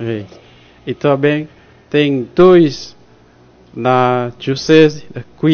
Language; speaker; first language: Portuguese; non-native, fluent; Haitian Creole